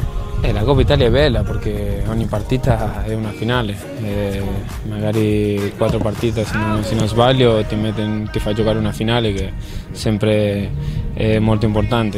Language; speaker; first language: Italian; non-native, fluent; Spanish